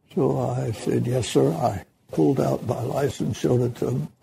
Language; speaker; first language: English; native; English